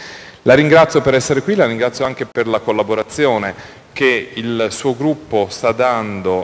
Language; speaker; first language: Italian; native; Italian